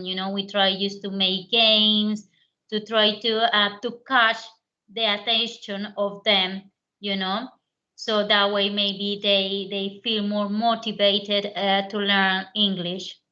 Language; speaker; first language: English; non-native, learner; Spanish